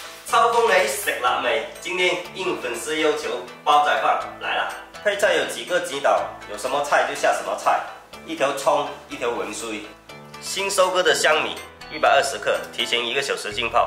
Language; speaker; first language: Chinese; non-native, local second language; Min Nan Chinese